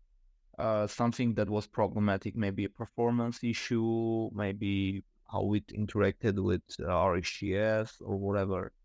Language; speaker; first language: English; non-native, fluent; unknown